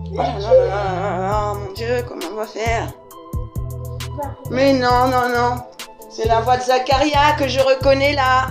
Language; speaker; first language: French; native; French